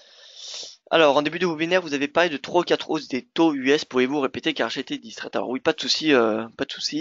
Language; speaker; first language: French; native; French